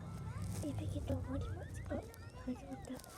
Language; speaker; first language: Japanese; non-native, learner; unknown